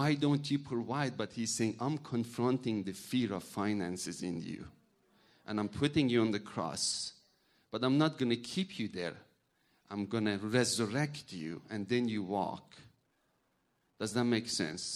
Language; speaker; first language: English; non-native, fluent; Persian